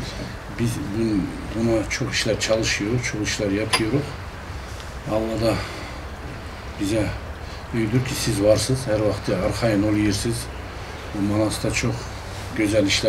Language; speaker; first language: Turkish; early bilingual, heritage; Turkish